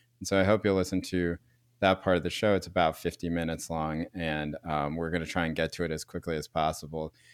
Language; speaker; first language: English; native; English